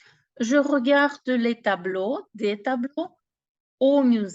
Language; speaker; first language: French; non-native, fluent; Ukrainian